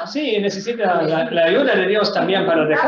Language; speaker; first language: Spanish; non-native, fluent; Swedish